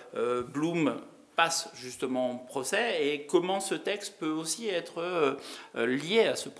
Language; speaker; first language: French; native; French